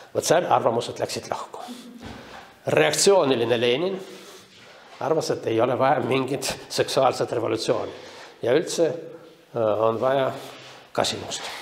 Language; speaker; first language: Estonian; non-native, local second language; Russian